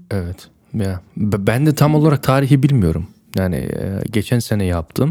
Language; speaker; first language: Turkish; early bilingual, other home language; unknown